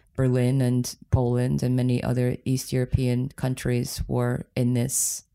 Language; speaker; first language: English; native; English